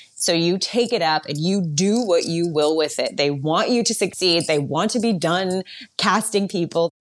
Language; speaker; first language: English; native; English